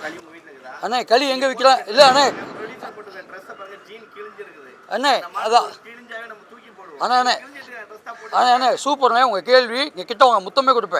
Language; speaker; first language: Tamil; native; Tamil